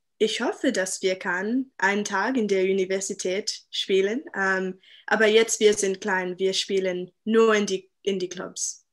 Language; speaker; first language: German; non-native, learner; English